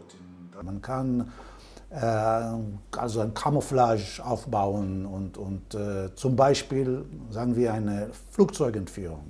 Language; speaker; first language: German; non-native, fluent; Hebrew